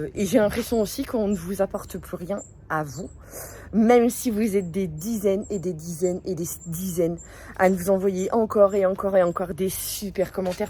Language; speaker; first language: French; native; French